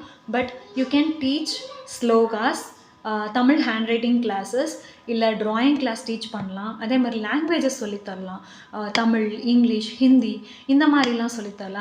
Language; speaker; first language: Tamil; native; Tamil